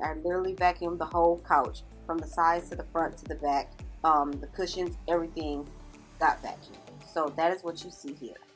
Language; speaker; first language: English; native; English